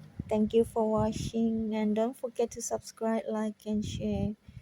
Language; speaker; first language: English; non-native, learner; Thai